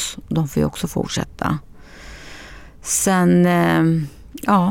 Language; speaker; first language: Swedish; early bilingual, other home language; Arabic